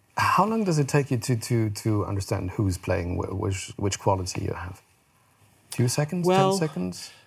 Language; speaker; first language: English; non-native, fluent; German